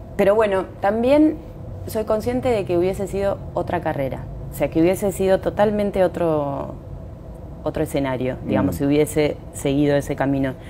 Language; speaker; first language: Spanish; native; Spanish